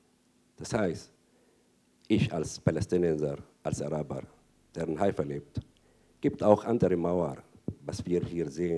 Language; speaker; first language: German; non-native, fluent; Arabic